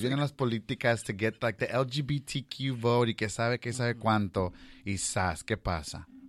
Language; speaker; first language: Spanish; early bilingual, heritage; Spanish